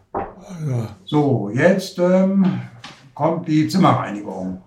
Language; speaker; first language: German; native; German